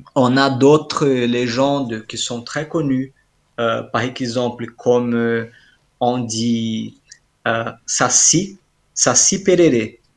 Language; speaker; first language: French; non-native, fluent; Portuguese